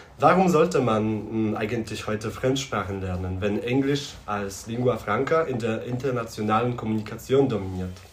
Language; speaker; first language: German; non-native, fluent; Polish